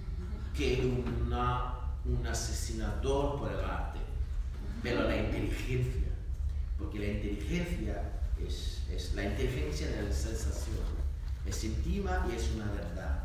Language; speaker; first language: Spanish; non-native, learner; French